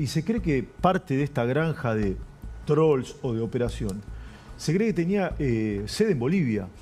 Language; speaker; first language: Spanish; native; Spanish